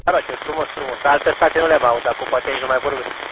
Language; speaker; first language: Romanian; native; Romanian